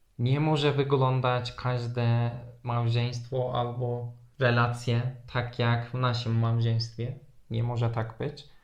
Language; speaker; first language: Polish; non-native, fluent; Turkish